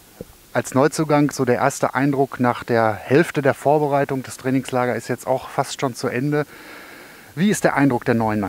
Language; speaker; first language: German; native; German